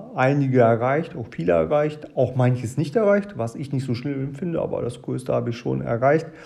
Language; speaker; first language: German; early bilingual, other home language; Russian